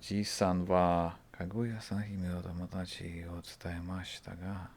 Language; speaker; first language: Japanese; non-native, learner; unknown